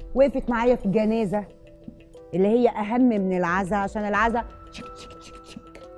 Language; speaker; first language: Arabic; native; Arabic